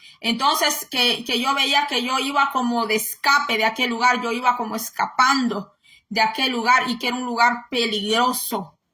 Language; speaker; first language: Spanish; native; Spanish